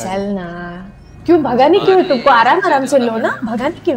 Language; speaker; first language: Hindi; native; Hindi